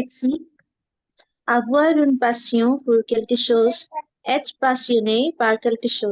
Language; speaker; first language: French; non-native, learner; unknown